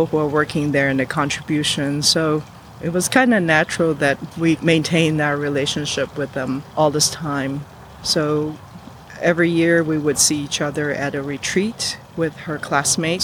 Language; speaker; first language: English; non-native, local second language; Cantonese